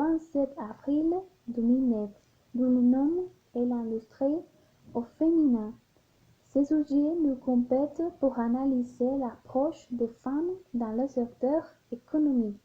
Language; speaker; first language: French; non-native, learner; Spanish